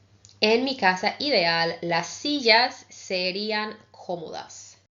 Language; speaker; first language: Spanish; non-native, fluent; English